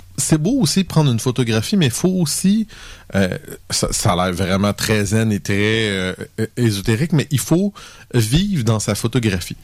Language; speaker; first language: French; native; French